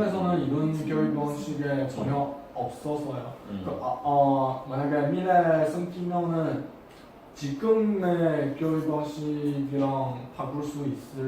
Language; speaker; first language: Korean; non-native, learner; Chinese